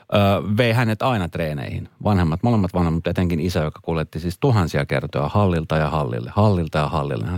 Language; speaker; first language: Finnish; early bilingual, other home language; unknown